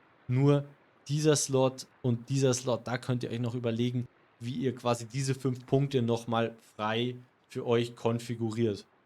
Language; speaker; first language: German; native; German